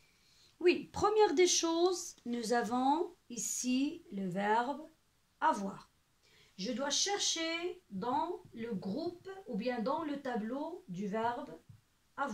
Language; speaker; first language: French; non-native, local second language; Arabic